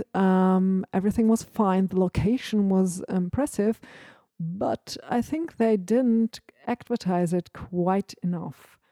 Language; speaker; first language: English; non-native, fluent; German